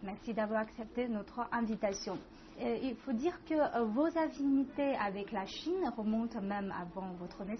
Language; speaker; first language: French; non-native, fluent; Chinese